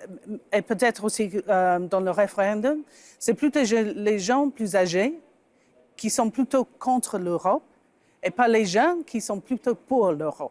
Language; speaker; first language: French; non-native, fluent; English